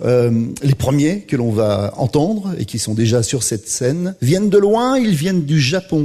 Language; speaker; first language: French; native; French